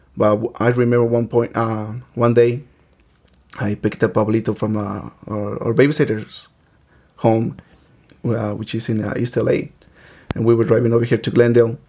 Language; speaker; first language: English; early bilingual, other home language; Spanish